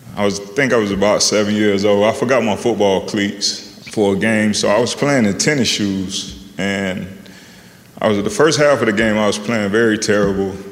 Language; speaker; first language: English; native; English